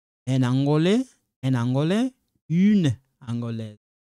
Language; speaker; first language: French; non-native, local second language; Lingala